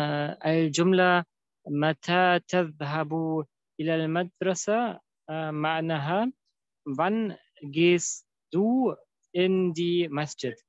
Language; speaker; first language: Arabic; non-native, learner; German